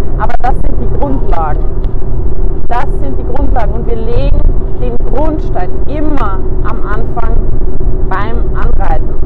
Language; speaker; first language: German; native; German